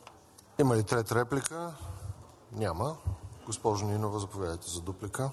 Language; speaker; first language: Bulgarian; native; Bulgarian